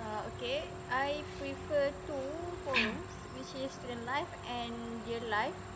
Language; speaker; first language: English; non-native, fluent; Malay